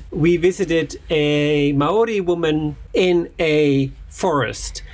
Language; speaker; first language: English; non-native, fluent; Dutch